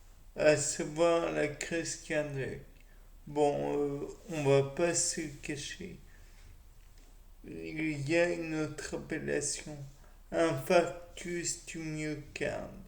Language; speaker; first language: French; native; French